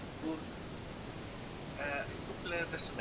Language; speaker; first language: French; non-native, learner; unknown